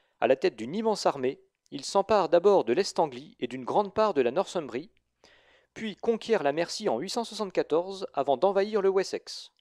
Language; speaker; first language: French; native; French